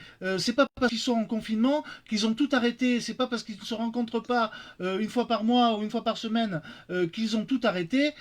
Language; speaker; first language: French; native; French